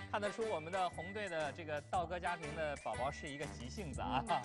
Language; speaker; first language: Chinese; native; Chinese